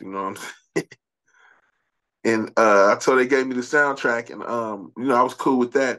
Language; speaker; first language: English; native; English